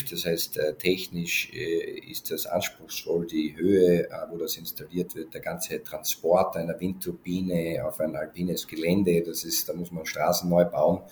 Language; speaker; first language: German; native; German